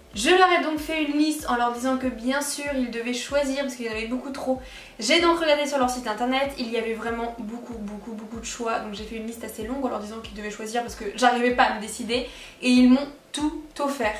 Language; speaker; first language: French; native; French